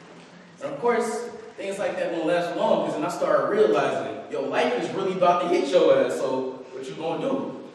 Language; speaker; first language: English; native; English